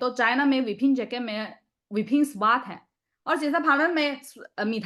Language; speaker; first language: Hindi; non-native, fluent; Chinese